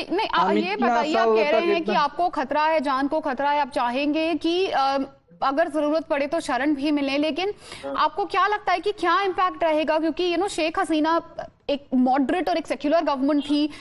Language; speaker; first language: Hindi; native; Hindi